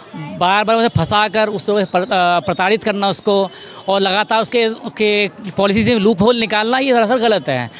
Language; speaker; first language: Hindi; native; Hindi